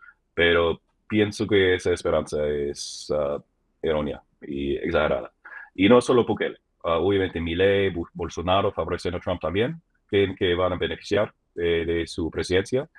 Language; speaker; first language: Spanish; non-native, fluent; English